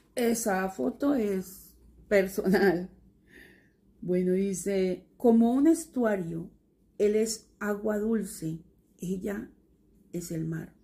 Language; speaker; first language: Spanish; native; Spanish